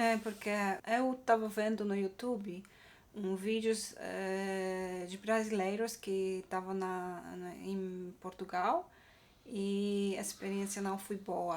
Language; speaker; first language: Portuguese; non-native, fluent; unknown